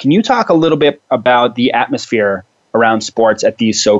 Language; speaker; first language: English; native; English